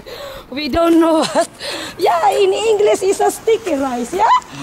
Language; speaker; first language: English; non-native, local second language; Filipino